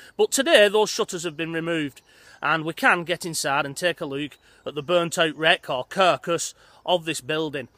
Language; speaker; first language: English; native; English